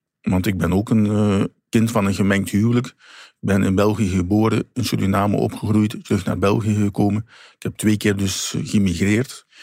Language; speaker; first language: Dutch; native; Dutch